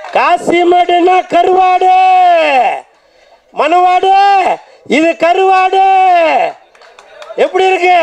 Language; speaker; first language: Tamil; native; Tamil